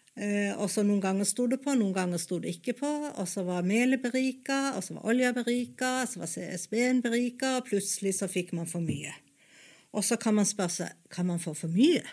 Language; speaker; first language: Norwegian; native; Norwegian